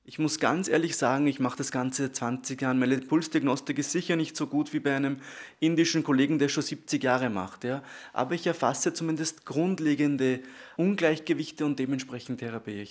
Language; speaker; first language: German; native; German